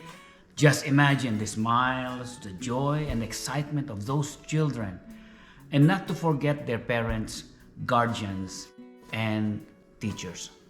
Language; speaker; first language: English; non-native, local second language; Filipino